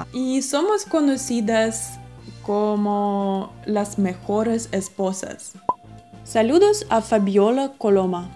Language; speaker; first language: Spanish; non-native, fluent; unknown